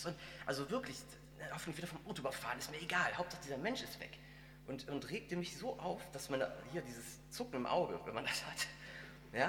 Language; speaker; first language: German; native; German